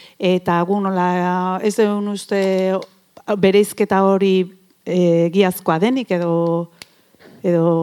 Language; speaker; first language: Basque; native; Basque